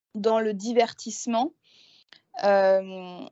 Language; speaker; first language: French; native; French